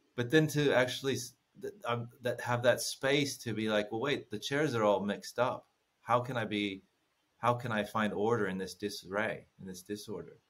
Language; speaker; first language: English; native; English